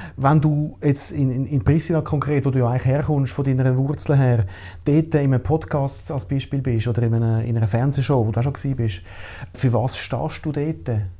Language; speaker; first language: German; native; German